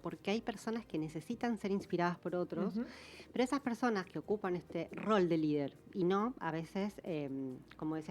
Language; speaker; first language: Spanish; native; Spanish